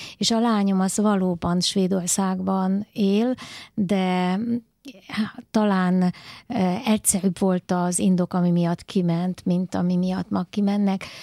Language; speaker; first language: Hungarian; native; Hungarian